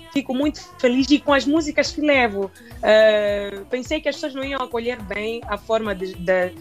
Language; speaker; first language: Portuguese; non-native, local second language; Makhuwa